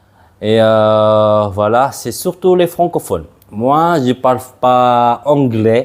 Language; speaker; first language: French; non-native, fluent; Madurese